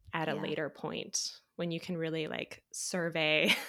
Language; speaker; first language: English; native; English